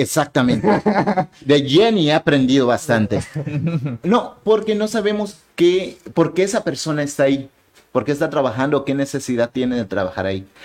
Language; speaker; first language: Spanish; native; Spanish